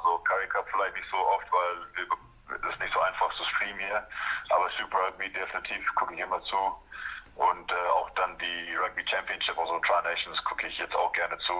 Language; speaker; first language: German; non-native, fluent; Afrikaans